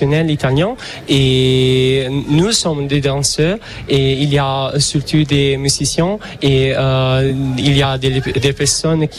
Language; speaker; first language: French; non-native, learner; Italian